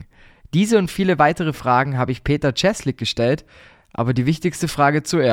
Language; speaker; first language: German; native; German